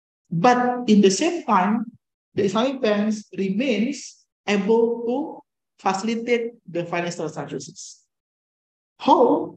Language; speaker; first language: English; non-native, fluent; Indonesian